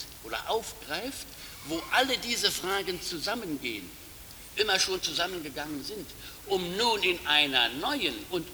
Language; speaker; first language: German; native; German